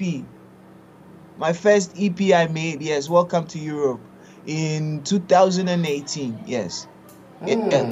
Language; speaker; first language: English; non-native, local second language; Akan